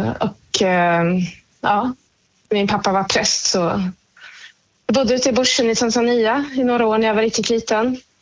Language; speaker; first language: Swedish; native; Swedish